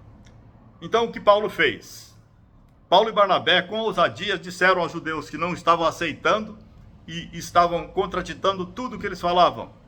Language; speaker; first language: Portuguese; native; Portuguese